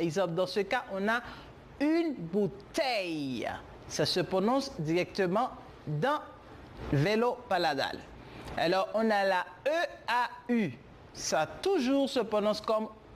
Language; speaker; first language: French; non-native, fluent; Spanish